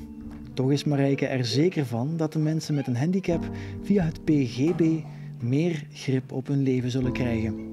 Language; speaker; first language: Dutch; native; Dutch